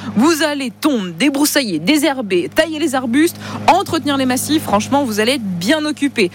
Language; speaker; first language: French; native; French